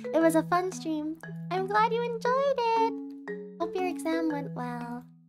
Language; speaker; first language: English; native; English